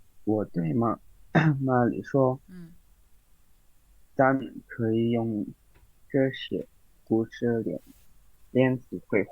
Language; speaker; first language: Chinese; non-native, learner; Indonesian